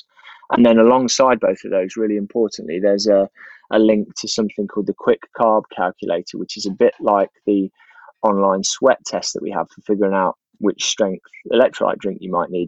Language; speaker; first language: English; native; English